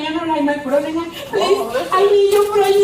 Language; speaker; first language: English; non-native, learner; Spanish